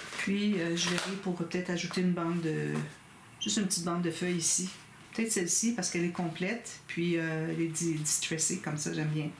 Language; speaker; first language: French; native; French